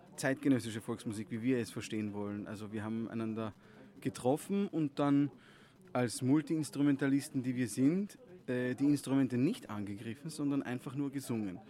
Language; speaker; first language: German; non-native, local second language; Croatian